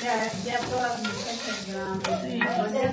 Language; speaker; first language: Spanish; native; Spanish